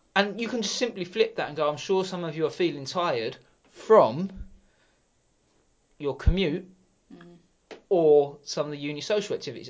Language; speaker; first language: English; native; English